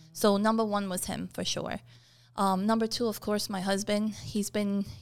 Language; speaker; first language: English; early bilingual, other home language; Persian